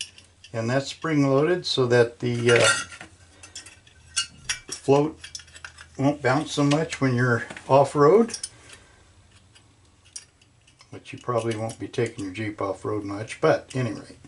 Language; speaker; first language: English; native; English